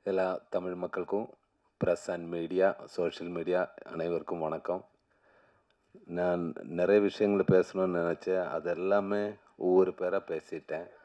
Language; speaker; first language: Tamil; non-native, learner; Malayalam